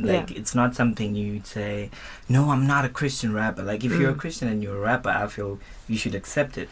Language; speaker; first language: English; non-native, local second language; Shona